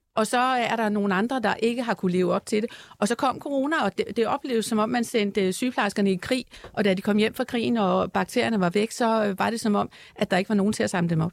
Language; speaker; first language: Danish; native; Danish